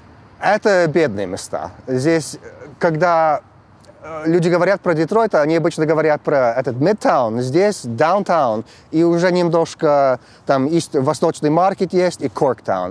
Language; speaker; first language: Russian; early bilingual, heritage; English